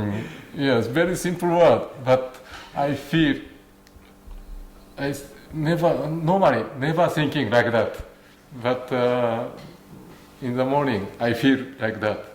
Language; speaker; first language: English; non-native, learner; Japanese